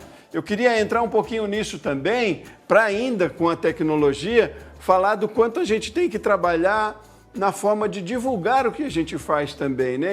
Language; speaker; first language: Portuguese; native; Portuguese